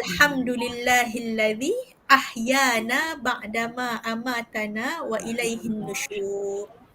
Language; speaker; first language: Malay; native; Malay